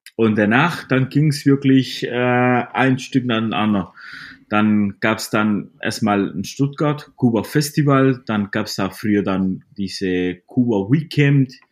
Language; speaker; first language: German; non-native, fluent; Spanish